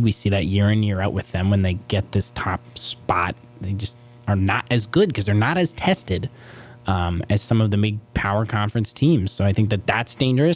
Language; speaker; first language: English; native; English